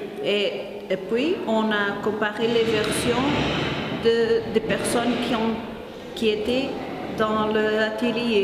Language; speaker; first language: French; non-native, learner; Portuguese